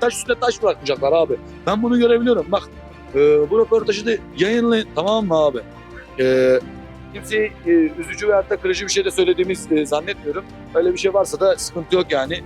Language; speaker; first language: Turkish; native; Turkish